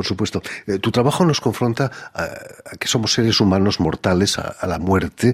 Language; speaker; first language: Spanish; native; Spanish